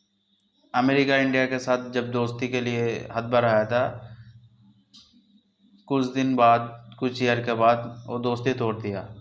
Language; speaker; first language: Hindi; non-native, local second language; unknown